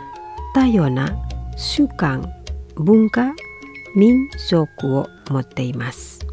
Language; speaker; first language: Japanese; non-native, fluent; Indonesian